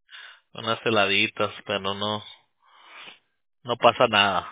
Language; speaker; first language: Spanish; early bilingual, heritage; Spanish